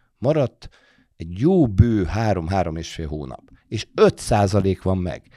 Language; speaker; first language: Hungarian; native; Hungarian